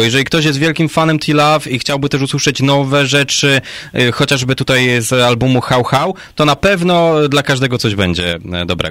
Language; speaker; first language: Polish; native; Polish